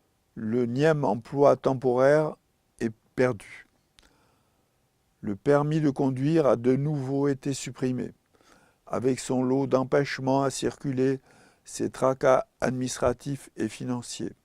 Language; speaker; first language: French; native; French